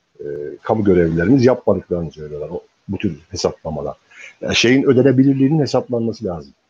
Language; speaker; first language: Turkish; native; Turkish